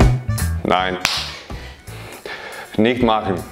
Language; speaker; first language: German; non-native, learner; Icelandic